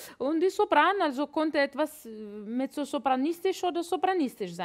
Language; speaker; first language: German; non-native, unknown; Latvian